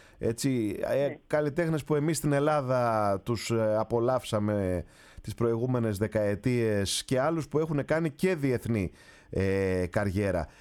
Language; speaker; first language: Greek; native; Greek